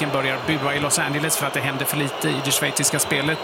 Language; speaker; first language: Swedish; native; Swedish